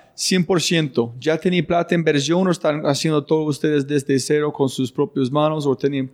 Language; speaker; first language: Spanish; non-native, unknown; English